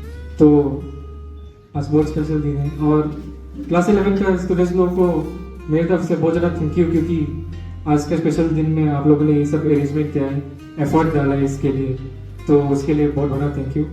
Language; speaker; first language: Hindi; non-native, local second language; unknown